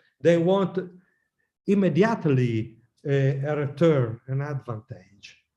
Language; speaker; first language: English; non-native, learner; Italian